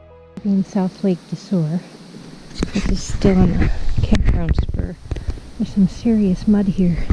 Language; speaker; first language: English; native; English